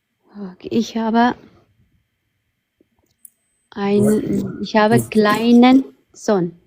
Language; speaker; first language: German; non-native, learner; Amharic